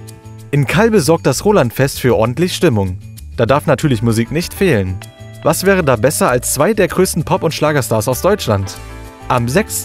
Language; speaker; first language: German; native; German